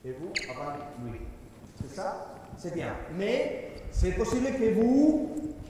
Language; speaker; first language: French; non-native, learner; Spanish